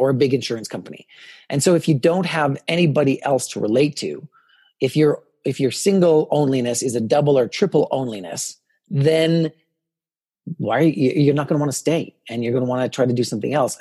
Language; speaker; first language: English; native; English